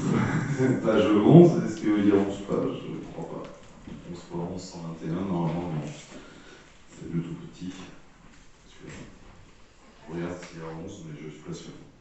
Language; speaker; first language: French; native; French